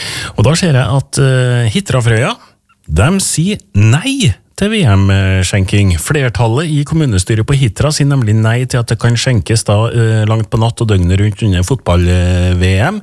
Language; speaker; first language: Norwegian; native; Norwegian